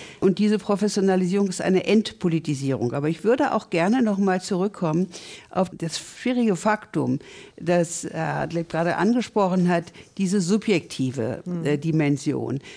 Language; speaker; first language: German; native; German